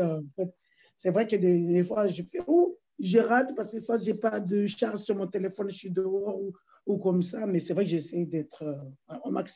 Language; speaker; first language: French; native; French